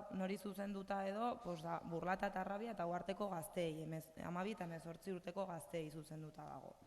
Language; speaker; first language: Basque; non-native, local second language; Spanish